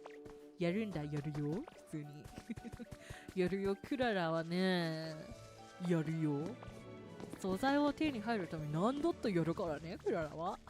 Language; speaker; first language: Japanese; native; Japanese